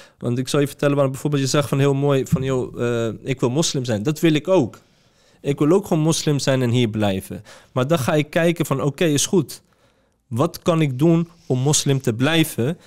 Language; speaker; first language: Dutch; early bilingual, other home language; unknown